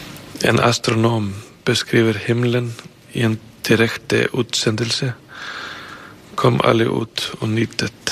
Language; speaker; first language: Danish; non-native, fluent; Icelandic